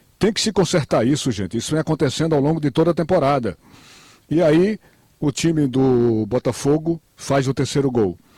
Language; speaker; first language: Portuguese; native; Portuguese